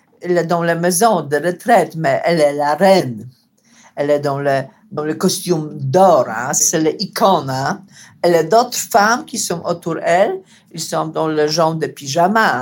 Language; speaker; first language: French; non-native, learner; Polish